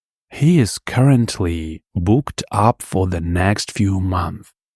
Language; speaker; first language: English; non-native, fluent; Ukrainian